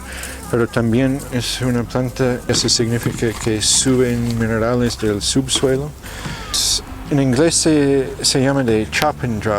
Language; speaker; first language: Spanish; non-native, fluent; English